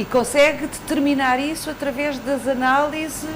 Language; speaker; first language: Portuguese; native; Portuguese